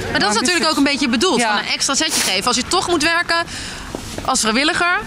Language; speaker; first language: Dutch; native; Dutch